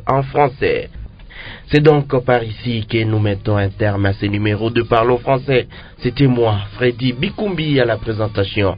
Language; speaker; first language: French; non-native, local second language; Lingala